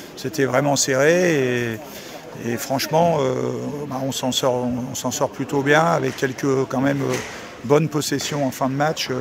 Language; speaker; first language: French; native; French